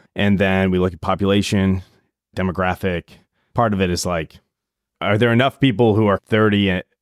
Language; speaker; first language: English; native; English